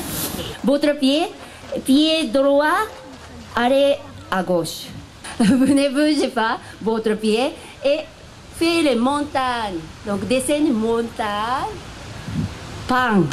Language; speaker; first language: French; non-native, learner; Japanese